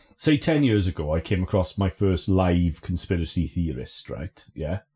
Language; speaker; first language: English; native; English